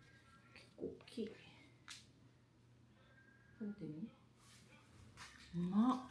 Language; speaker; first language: Japanese; native; Japanese